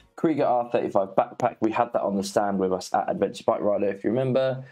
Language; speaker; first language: English; native; English